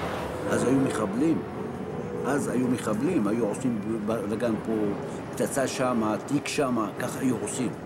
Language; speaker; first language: Hebrew; non-native, fluent; Arabic